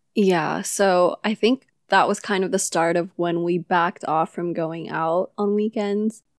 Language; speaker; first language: English; non-native, local second language; Filipino